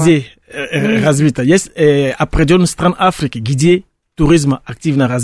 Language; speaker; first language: Russian; non-native, fluent; Fon